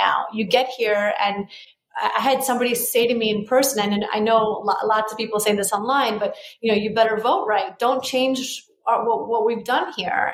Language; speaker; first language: English; native; English